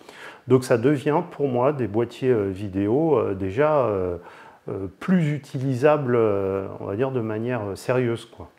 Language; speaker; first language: French; native; French